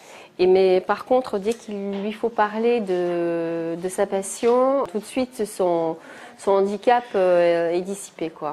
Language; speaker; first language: French; native; French